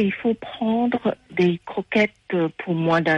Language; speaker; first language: French; non-native, fluent; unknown